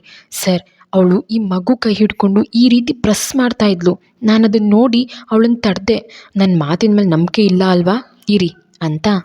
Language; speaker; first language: Kannada; native; Kannada